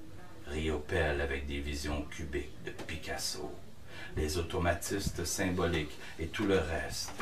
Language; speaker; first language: French; native; French